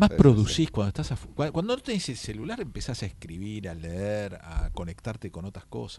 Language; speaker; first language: Spanish; native; Spanish